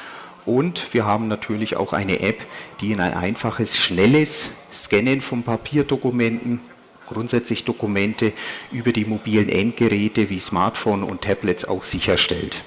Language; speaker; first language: German; native; German